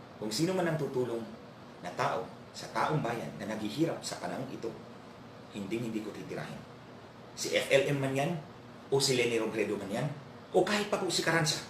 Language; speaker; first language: Filipino; non-native, local second language; Cebuano